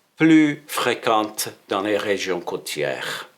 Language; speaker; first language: French; non-native, fluent; English